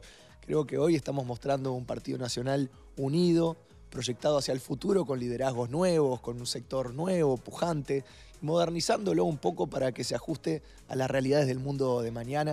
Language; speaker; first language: Spanish; native; Spanish